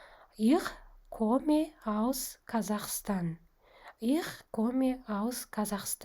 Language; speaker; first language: German; non-native, fluent; Kazakh